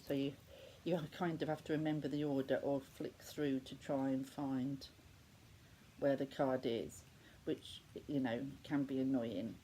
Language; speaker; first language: English; native; English